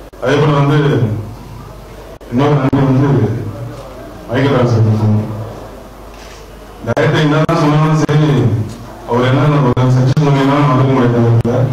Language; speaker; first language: Tamil; native; Tamil